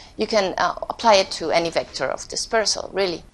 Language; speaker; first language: English; non-native, fluent; Spanish